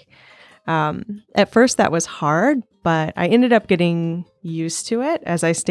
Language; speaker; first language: English; native; English